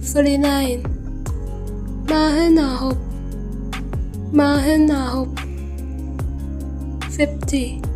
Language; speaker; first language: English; non-native, local second language; Hindi